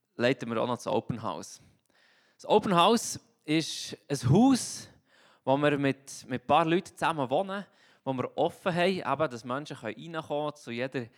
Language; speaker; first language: German; native; German